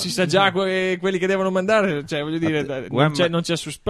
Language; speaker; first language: Italian; native; Italian